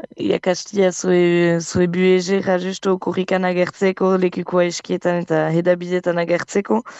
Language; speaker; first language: Basque; native; Basque